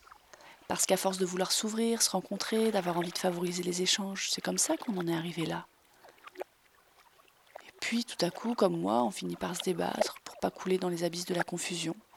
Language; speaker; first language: French; native; French